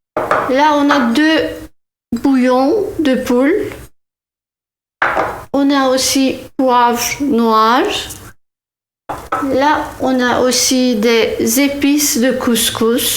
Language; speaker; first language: French; non-native, fluent; Turkish